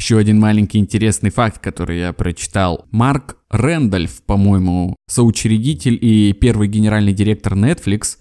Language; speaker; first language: Russian; native; Russian